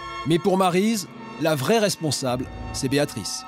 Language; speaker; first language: French; native; French